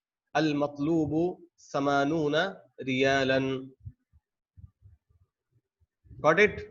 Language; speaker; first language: Arabic; non-native, fluent; Urdu